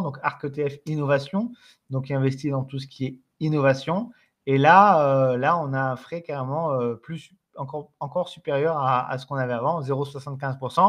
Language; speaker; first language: French; native; French